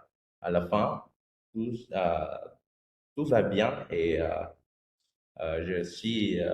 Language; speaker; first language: French; non-native, fluent; Vietnamese